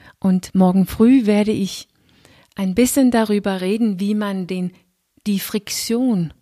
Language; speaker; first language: German; non-native, fluent; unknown